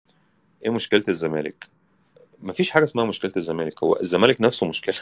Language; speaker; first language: Arabic; native; Arabic